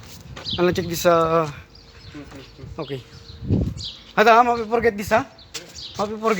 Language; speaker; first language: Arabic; non-native, learner; Filipino